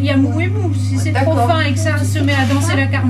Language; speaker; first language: French; native; French